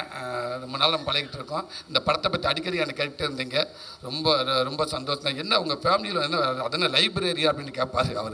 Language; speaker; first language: Tamil; native; Tamil